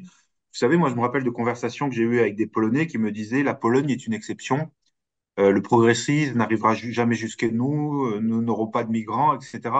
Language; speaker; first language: French; native; French